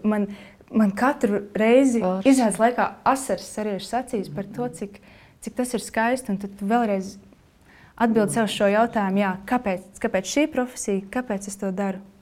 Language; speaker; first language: Latvian; native; Latvian